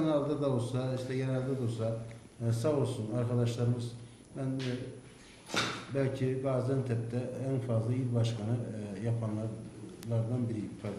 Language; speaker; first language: Turkish; native; Turkish